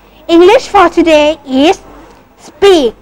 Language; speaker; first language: English; non-native, learner; Thai